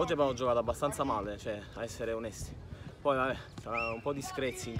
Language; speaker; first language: Italian; native; Italian